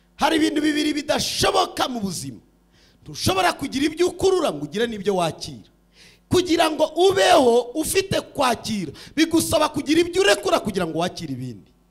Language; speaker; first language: Kinyarwanda; early bilingual, heritage; Kinyarwanda